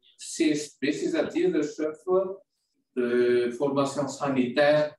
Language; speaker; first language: French; non-native, local second language; Malagasy